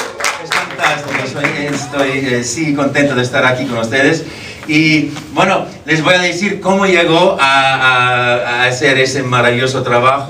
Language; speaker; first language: Spanish; non-native, fluent; English